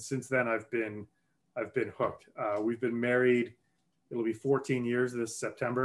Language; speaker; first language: English; native; English